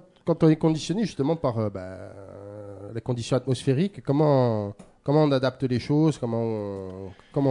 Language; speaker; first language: French; native; French